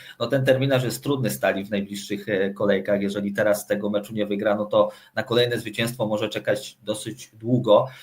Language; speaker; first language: Polish; native; Polish